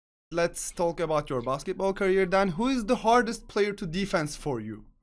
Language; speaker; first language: English; non-native, fluent; Turkish